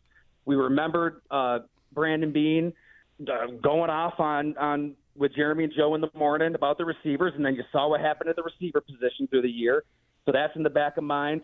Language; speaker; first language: English; native; English